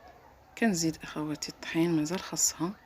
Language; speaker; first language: Arabic; native; Arabic